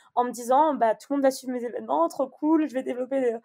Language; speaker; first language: French; native; French